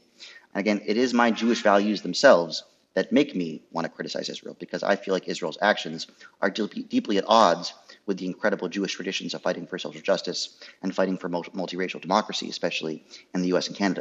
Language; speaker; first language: English; native; English